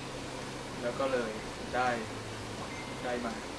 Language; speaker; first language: Thai; native; Thai